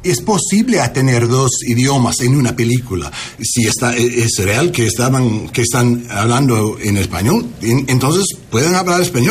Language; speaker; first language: Spanish; non-native, learner; English